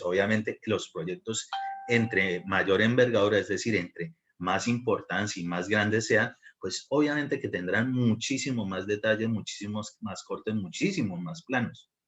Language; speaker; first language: Spanish; native; Spanish